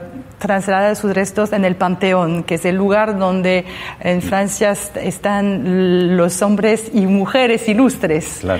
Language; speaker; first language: Spanish; non-native, fluent; French